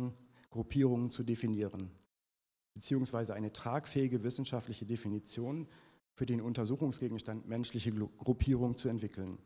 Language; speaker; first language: German; native; German